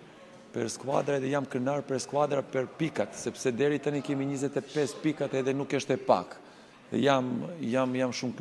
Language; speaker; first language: Albanian; non-native, learner; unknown